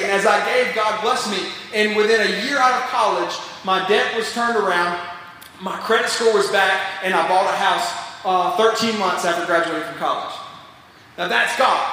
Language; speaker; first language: English; native; English